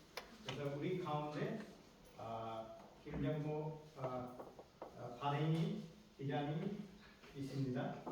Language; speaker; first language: Korean; non-native, fluent; Hindi